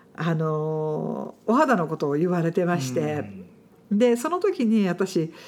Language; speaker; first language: Japanese; non-native, fluent; English